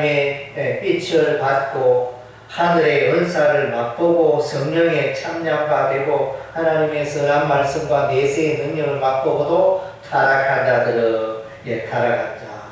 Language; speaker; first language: Korean; native; Korean